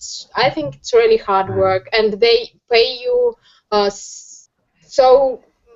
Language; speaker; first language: English; non-native, learner; Russian